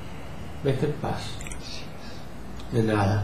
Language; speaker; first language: Spanish; native; Spanish